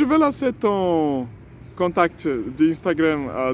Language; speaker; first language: French; non-native, fluent; Portuguese